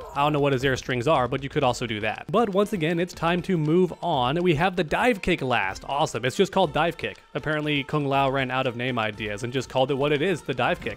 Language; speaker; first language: English; native; English